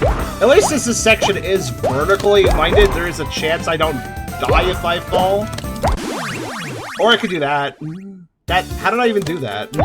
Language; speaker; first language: English; native; English